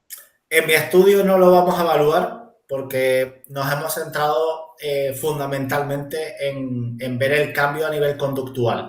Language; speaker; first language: Spanish; native; Spanish